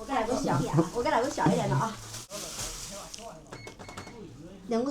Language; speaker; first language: Chinese; native; Chinese